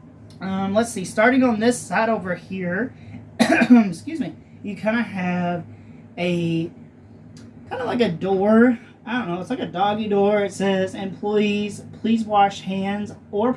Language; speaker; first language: English; native; English